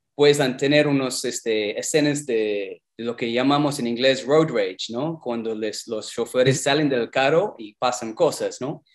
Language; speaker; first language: Spanish; non-native, fluent; English